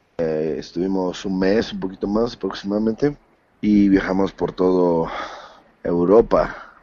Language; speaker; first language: Spanish; native; Spanish